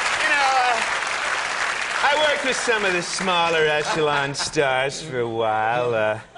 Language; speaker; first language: English; native; English